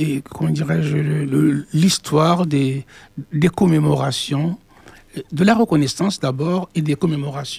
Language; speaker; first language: French; native; French